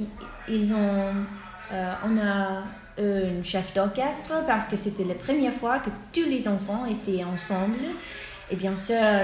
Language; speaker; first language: French; non-native, fluent; English